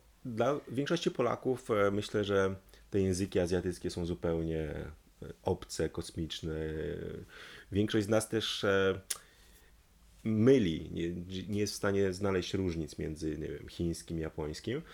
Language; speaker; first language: Polish; native; Polish